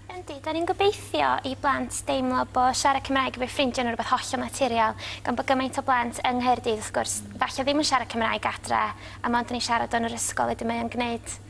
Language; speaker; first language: Welsh; native; Welsh